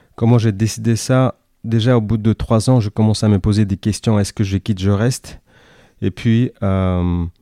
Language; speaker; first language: French; non-native, fluent; Kyrgyz